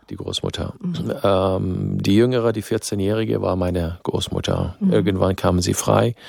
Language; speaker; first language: German; non-native, fluent; Arabic